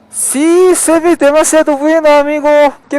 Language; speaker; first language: Spanish; non-native, learner; Korean